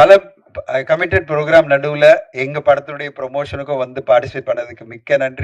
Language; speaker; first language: Tamil; native; Tamil